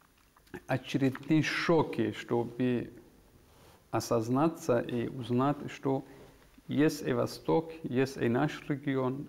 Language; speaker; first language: Russian; non-native, fluent; Persian